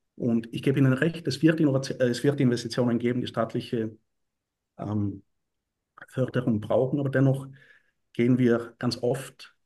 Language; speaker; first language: German; non-native, fluent; Bulgarian